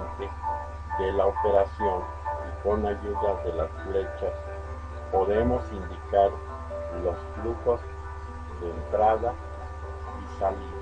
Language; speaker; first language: Spanish; native; Spanish